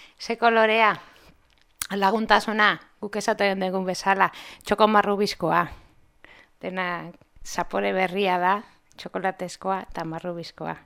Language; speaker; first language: Basque; non-native, local second language; Spanish